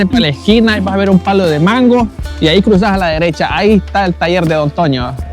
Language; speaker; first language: Spanish; native; Spanish